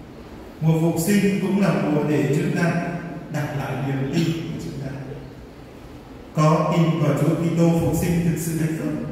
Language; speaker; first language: Vietnamese; native; Vietnamese